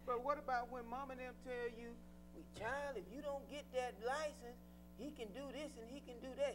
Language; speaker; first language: English; native; English